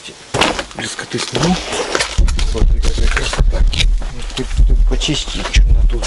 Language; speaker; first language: Russian; native; Russian